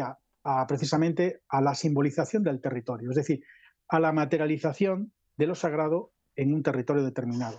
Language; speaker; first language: Spanish; native; Spanish